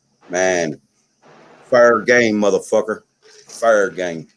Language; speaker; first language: English; native; English